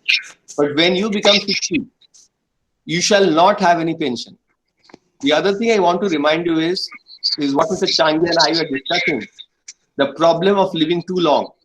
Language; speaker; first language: English; non-native, local second language; Bangla